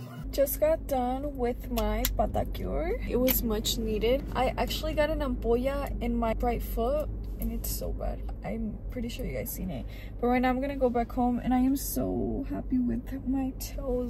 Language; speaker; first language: English; early bilingual, other home language; Spanish